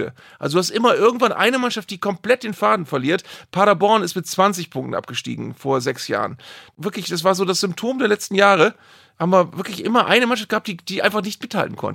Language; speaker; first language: German; native; German